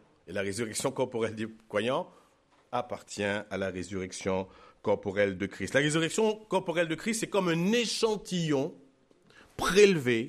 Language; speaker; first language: French; native; French